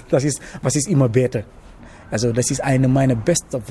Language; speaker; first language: German; non-native, learner; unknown